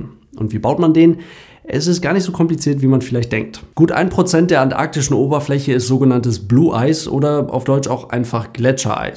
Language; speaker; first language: German; native; German